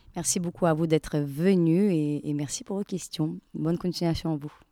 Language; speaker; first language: French; non-native, fluent; Latvian